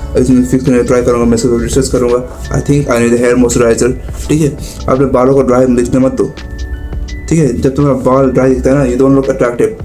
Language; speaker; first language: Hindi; non-native, local second language; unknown